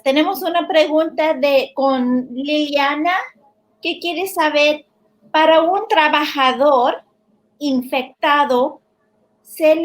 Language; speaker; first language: Spanish; early bilingual, heritage; Spanish